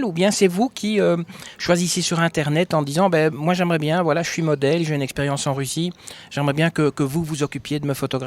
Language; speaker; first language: French; native; French